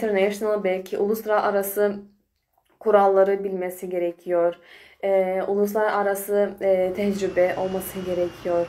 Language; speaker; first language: Turkish; non-native, fluent; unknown